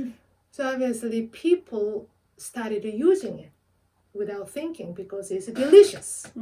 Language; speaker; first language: English; non-native, fluent; Korean